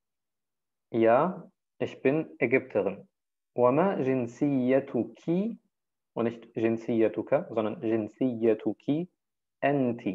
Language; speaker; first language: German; early bilingual, other home language; Turkish